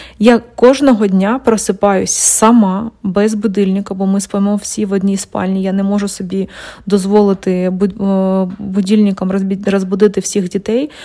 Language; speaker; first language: Ukrainian; non-native, local second language; Russian